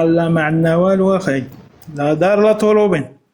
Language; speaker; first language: Arabic; native; Arabic